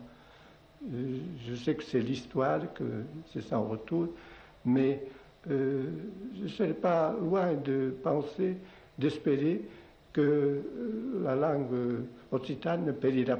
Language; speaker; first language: French; non-native, local second language; Occitan